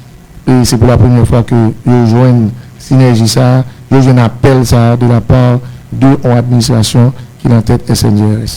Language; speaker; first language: Haitian Creole; native; Haitian Creole